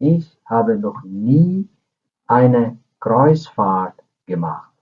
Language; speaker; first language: German; non-native, fluent; Urdu